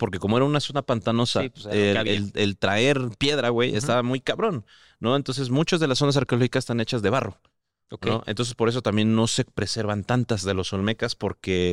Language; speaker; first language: Spanish; native; Spanish